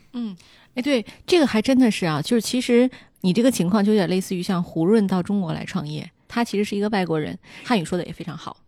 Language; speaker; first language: Chinese; native; Chinese